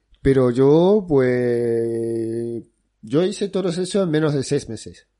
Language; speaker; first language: Spanish; non-native, fluent; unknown